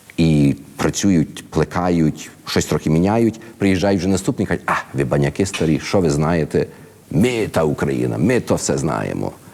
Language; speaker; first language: Ukrainian; early bilingual, heritage; Ukrainian